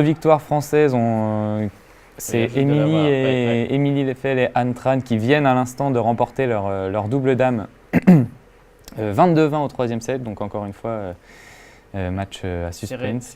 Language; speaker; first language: French; native; French